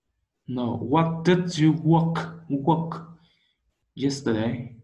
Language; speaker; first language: English; non-native, learner; Vietnamese